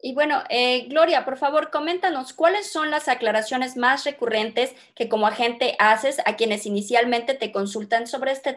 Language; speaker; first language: Spanish; native; Spanish